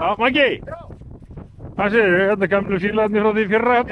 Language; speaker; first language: Icelandic; native; Icelandic